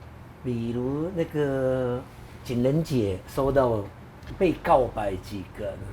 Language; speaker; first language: Chinese; non-native, fluent; Japanese